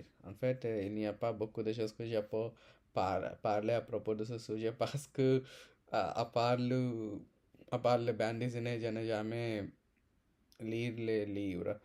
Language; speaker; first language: French; non-native, learner; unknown